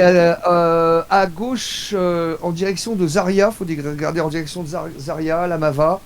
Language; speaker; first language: French; native; French